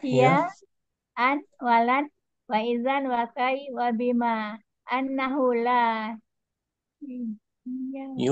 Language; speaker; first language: Arabic; non-native, learner; Indonesian